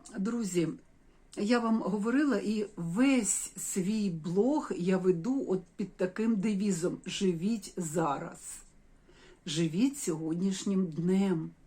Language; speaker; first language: Ukrainian; non-native, local second language; Russian